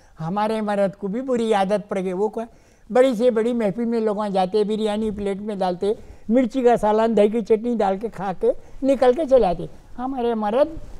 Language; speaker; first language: Hindi; non-native, local second language; Urdu